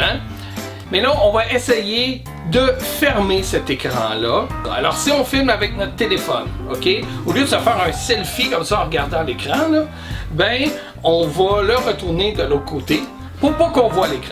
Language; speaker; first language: French; native; French